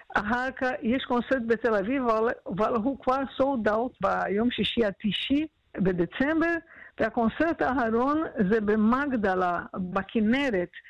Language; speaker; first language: Hebrew; non-native, fluent; Portuguese